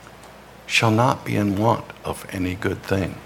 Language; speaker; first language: English; native; English